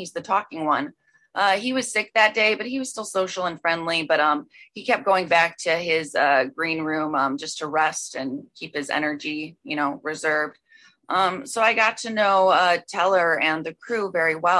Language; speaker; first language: English; native; English